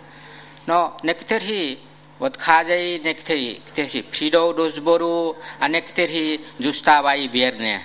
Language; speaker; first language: Czech; non-native, fluent; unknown